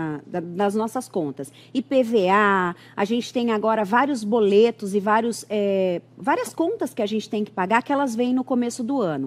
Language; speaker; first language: Portuguese; native; Portuguese